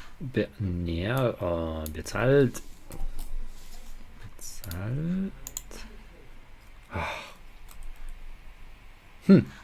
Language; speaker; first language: German; non-native, learner; Ukrainian